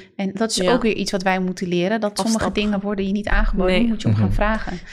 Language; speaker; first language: Dutch; native; Dutch